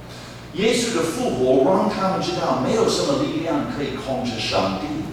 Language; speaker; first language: Chinese; non-native, fluent; English